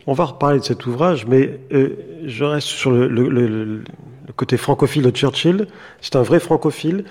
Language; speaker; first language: French; native; French